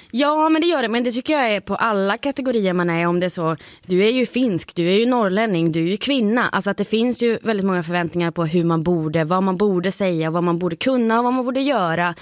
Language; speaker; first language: Swedish; native; Swedish